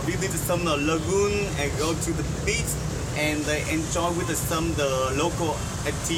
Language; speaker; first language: English; non-native, learner; Vietnamese